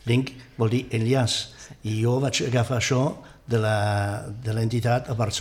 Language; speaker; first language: Catalan; non-native, fluent; English